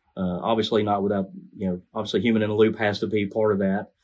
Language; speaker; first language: English; native; English